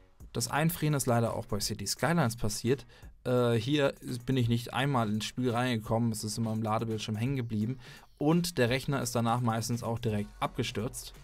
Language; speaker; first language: German; native; German